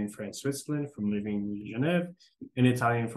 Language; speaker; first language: English; non-native, fluent; Portuguese